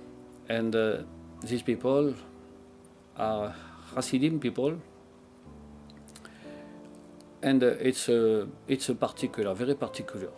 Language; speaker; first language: English; non-native, learner; French